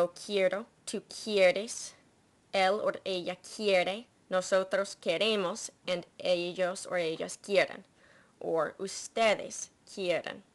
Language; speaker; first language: Spanish; non-native, fluent; English